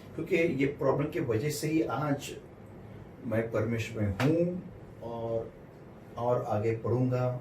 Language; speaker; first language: Hindi; non-native, local second language; Marathi